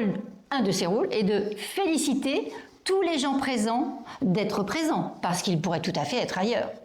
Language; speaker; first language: French; native; French